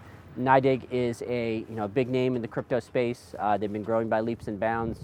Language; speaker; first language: English; native; English